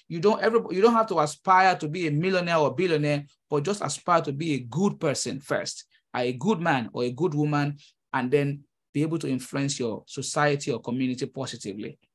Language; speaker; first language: English; non-native, local second language; Yoruba